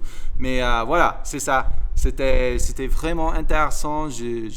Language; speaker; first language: French; non-native, fluent; English